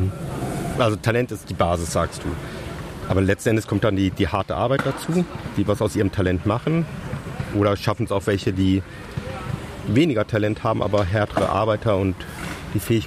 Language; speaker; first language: German; native; German